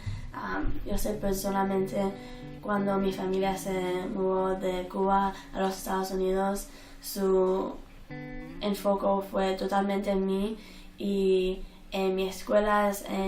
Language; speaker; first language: Spanish; early bilingual, heritage; Spanish